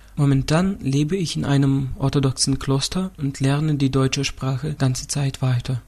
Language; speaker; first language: German; non-native, fluent; Russian